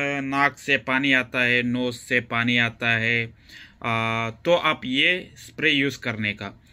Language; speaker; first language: Hindi; non-native, local second language; Kannada